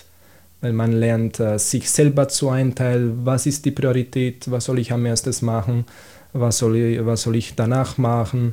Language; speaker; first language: German; non-native, fluent; Italian